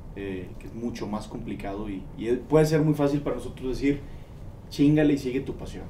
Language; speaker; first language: Spanish; native; Spanish